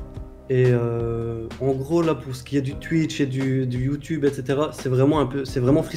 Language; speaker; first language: French; native; French